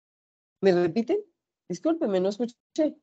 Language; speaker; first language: Spanish; native; Spanish